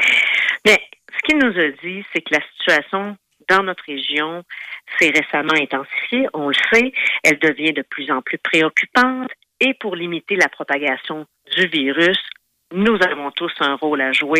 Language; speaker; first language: French; native; French